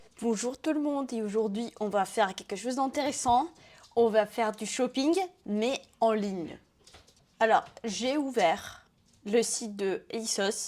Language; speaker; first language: French; non-native, fluent; Russian